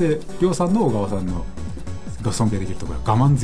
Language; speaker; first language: Japanese; native; Japanese